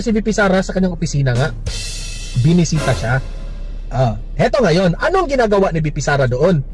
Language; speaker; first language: Filipino; native; Filipino